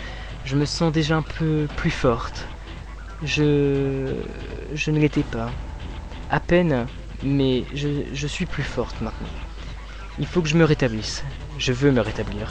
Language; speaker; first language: French; native; French